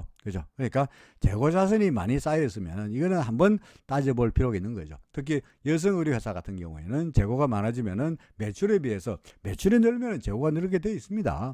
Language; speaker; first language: Korean; native; Korean